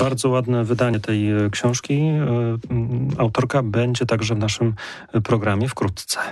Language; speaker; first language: Polish; native; Polish